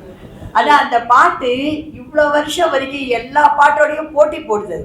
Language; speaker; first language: Tamil; native; Tamil